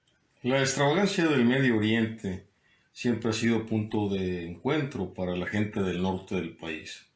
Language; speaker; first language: Spanish; native; Spanish